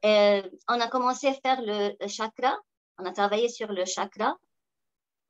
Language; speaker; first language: French; non-native, local second language; Arabic